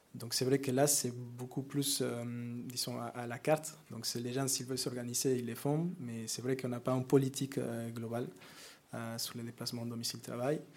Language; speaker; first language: French; non-native, fluent; Spanish